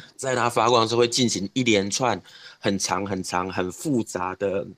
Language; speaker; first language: Chinese; native; Chinese